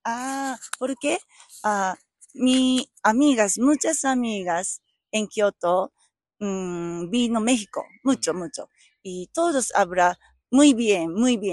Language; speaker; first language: Spanish; non-native, learner; Japanese